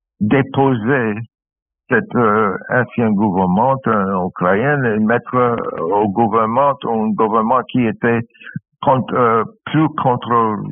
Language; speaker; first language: French; non-native, learner; English